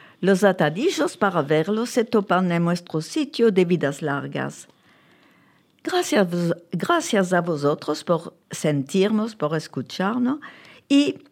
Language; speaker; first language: Spanish; early bilingual, heritage; French